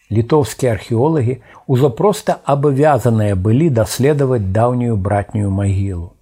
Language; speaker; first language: Belarusian; native; Belarusian